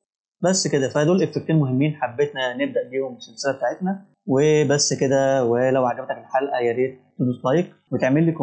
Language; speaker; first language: Arabic; native; Arabic